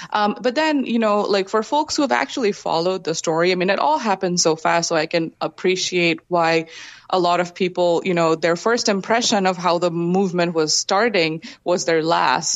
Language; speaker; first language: English; non-native, local second language; Bangla